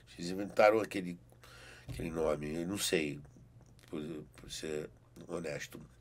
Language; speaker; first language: Portuguese; early bilingual, heritage; Portuguese